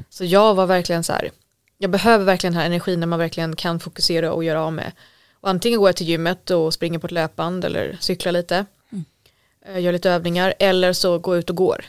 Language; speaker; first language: Swedish; native; Swedish